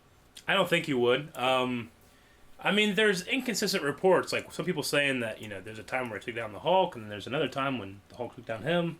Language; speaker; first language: English; native; English